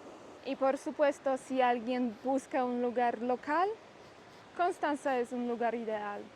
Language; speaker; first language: Spanish; non-native, learner; Polish